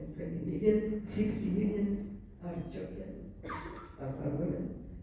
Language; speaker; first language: English; non-native, local second language; Amharic